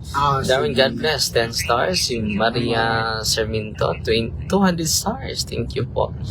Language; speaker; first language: Filipino; non-native, local second language; Cebuano